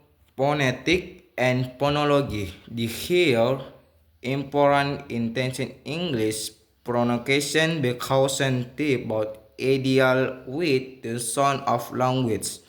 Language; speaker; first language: English; non-native, learner; Indonesian